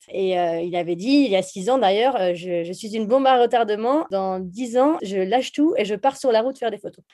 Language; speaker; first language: French; native; French